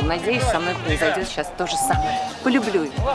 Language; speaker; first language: Russian; native; Russian